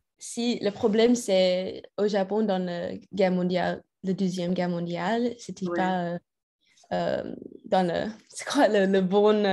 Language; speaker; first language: French; non-native, learner; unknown